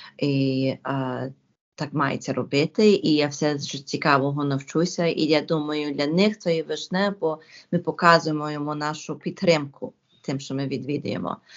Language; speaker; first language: Ukrainian; early bilingual, heritage; Ukrainian